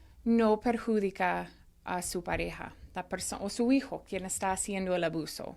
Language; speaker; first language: Spanish; non-native, fluent; English